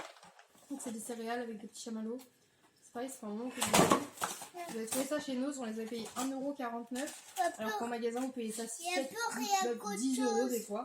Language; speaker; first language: French; native; French